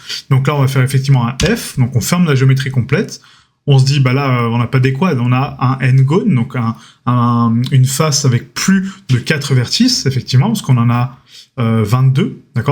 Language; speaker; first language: French; native; French